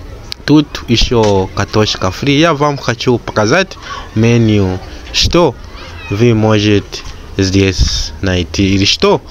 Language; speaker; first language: Russian; non-native, learner; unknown